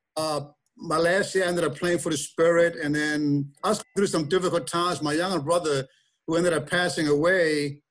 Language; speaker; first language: English; early bilingual, other home language; German